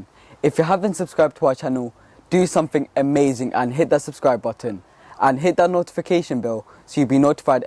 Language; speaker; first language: English; early bilingual, other home language; Bangla